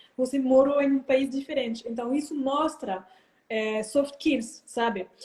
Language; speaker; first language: Portuguese; non-native, fluent; French